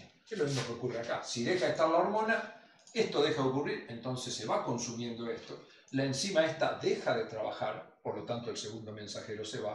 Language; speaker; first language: Spanish; native; Spanish